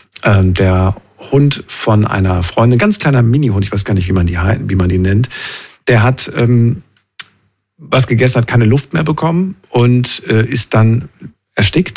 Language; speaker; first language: German; native; German